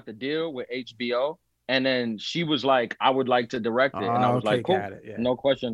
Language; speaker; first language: English; early bilingual, other home language; Spanish